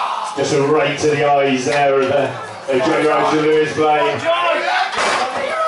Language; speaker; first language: English; native; English